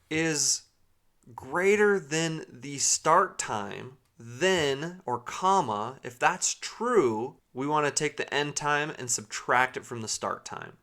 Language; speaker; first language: English; native; English